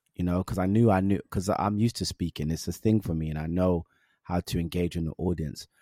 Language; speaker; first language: English; native; English